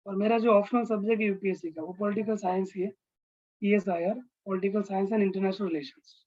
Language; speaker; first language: Hindi; non-native, local second language; Marathi